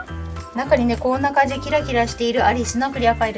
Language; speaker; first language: Japanese; native; Japanese